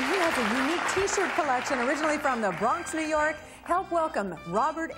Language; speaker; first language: English; native; English